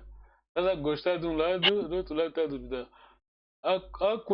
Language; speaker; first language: Portuguese; non-native, local second language; Kongo